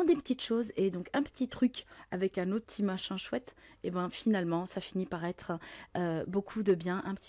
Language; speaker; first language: French; non-native, local second language; Arabic